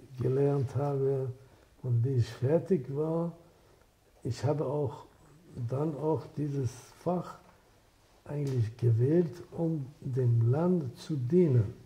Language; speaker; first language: German; non-native, fluent; Persian